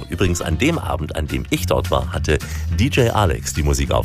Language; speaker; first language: German; native; German